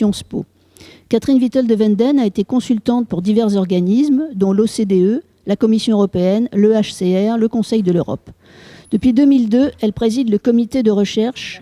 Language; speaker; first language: French; native; French